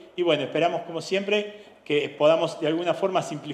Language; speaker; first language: Spanish; native; Spanish